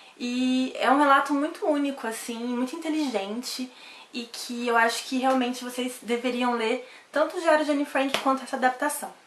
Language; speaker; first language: Portuguese; native; Portuguese